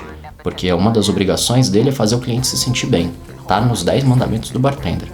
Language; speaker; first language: Portuguese; native; Portuguese